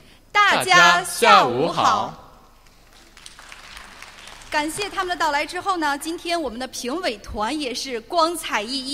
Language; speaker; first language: Chinese; native; Chinese